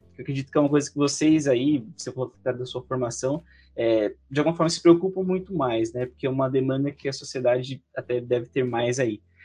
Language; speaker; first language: Portuguese; native; Portuguese